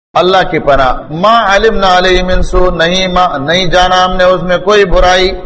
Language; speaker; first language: Urdu; non-native, local second language; Pashto